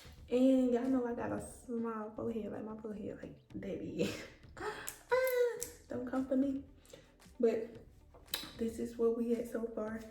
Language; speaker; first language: English; native; English